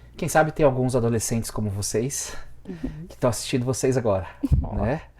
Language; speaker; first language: Portuguese; native; Portuguese